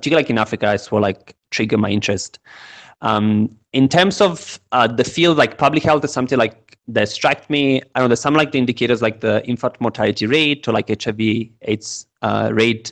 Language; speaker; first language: English; non-native, fluent; Italian